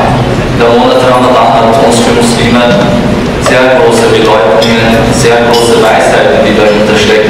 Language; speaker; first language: German; non-native, fluent; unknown